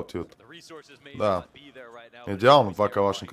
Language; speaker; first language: Bulgarian; native; Bulgarian